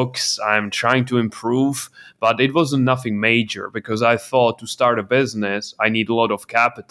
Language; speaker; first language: English; non-native, fluent; Czech